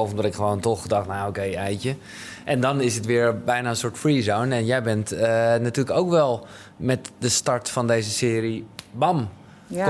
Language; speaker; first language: Dutch; native; Dutch